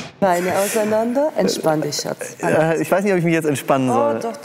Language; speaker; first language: German; native; German